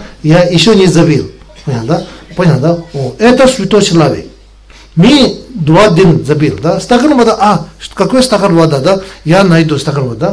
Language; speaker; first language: Russian; non-native, learner; Tibetan